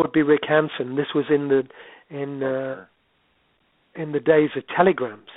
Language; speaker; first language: English; native; English